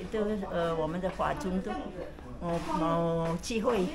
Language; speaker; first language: Indonesian; non-native, local second language; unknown